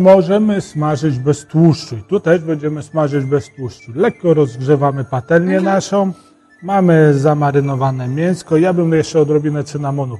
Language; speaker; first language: Polish; native; Polish